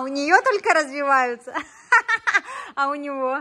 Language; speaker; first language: Russian; native; Russian